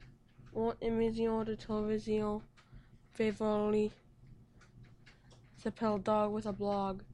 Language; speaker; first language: French; non-native, local second language; English